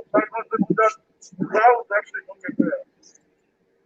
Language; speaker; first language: German; non-native, fluent; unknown